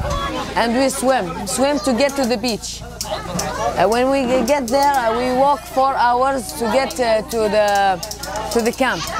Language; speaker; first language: English; non-native, learner; Arabic